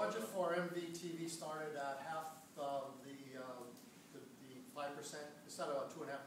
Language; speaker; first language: English; native; English